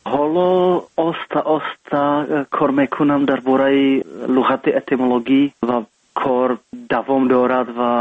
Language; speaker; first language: Persian; non-native, learner; Czech